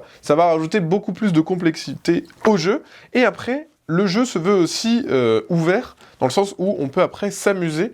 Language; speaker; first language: French; native; French